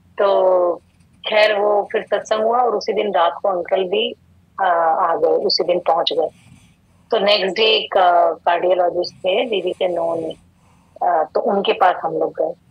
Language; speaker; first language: Hindi; native; Hindi